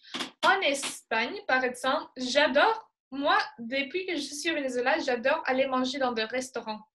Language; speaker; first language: French; non-native, fluent; Spanish